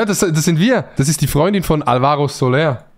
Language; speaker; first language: German; native; German